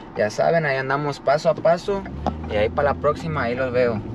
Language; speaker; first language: Spanish; early bilingual, other home language; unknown